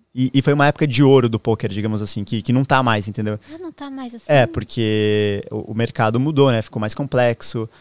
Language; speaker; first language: Portuguese; native; Portuguese